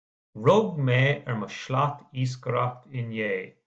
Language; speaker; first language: Irish; non-native, local second language; English